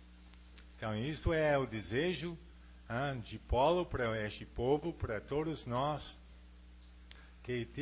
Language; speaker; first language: Portuguese; non-native, fluent; English